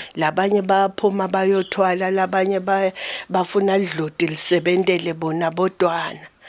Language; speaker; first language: Zulu; non-native, local second language; Swati